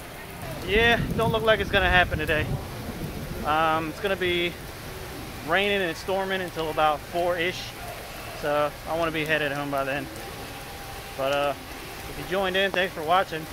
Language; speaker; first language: English; native; English